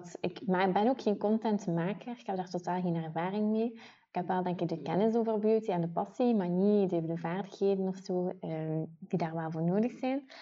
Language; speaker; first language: Dutch; native; Dutch